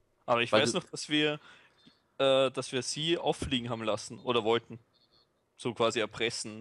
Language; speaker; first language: German; native; German